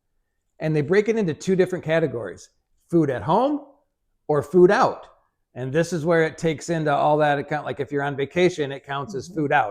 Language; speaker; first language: English; native; English